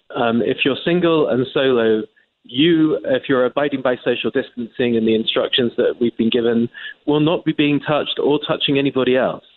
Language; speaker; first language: English; native; English